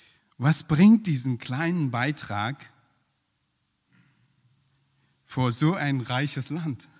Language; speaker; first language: German; non-native, fluent; Persian